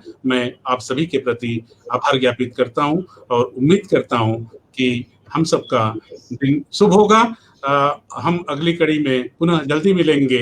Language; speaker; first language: Hindi; native; Hindi